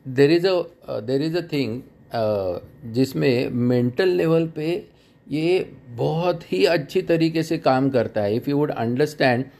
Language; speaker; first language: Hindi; non-native, local second language; Marathi